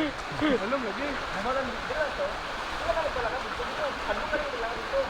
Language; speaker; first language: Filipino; non-native, local second language; Cebuano